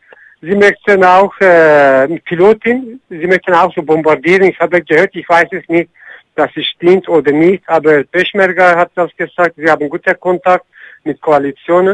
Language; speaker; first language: German; non-native, learner; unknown